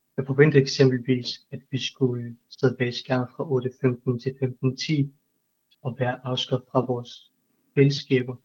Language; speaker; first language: Danish; non-native, fluent; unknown